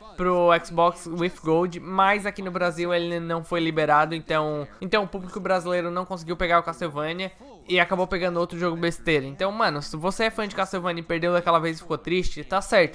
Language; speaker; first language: Portuguese; native; Portuguese